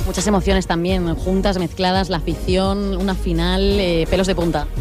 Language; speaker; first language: Spanish; native; Spanish